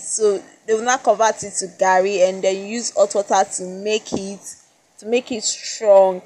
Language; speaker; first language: English; non-native, local second language; Esan